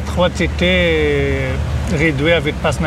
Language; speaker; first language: French; non-native, local second language; Arabic